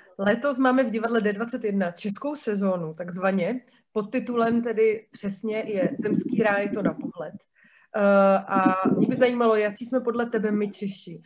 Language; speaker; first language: Czech; native; Czech